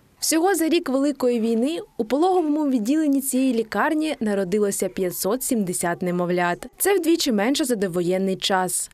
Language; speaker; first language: Ukrainian; native; Ukrainian